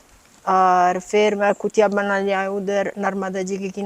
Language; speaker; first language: Hindi; non-native, learner; Italian